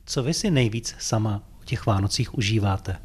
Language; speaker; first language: Czech; native; Czech